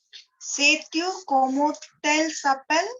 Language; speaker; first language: French; non-native, fluent; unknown